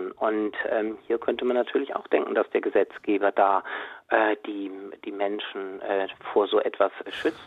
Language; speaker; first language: German; native; German